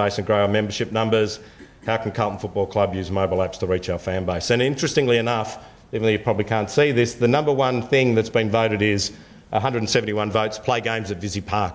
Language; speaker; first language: English; native; English